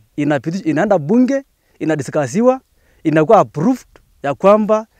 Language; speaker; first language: Swahili; native; Swahili